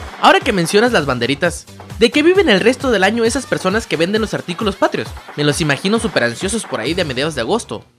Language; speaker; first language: Spanish; native; Spanish